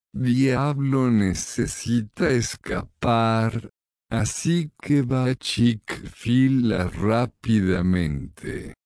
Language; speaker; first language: Spanish; non-native, learner; English